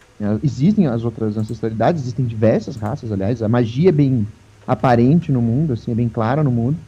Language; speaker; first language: Portuguese; native; Portuguese